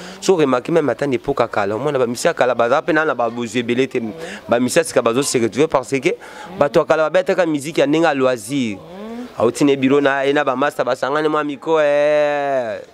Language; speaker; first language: Lingala; native; Lingala